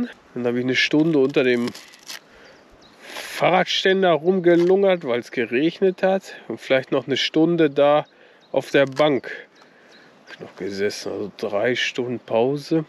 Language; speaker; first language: German; native; German